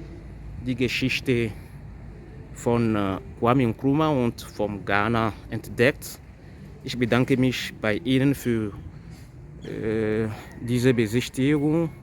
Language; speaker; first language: German; non-native, fluent; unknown